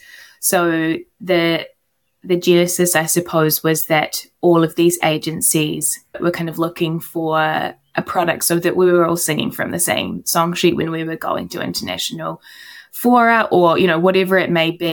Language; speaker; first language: English; native; English